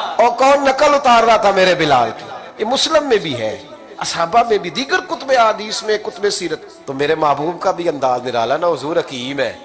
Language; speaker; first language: Urdu; non-native, local second language; Punjabi